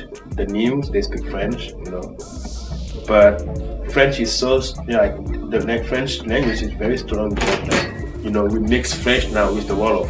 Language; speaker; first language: English; non-native, fluent; Wolof